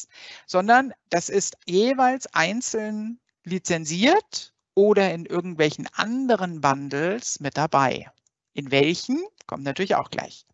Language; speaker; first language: German; native; German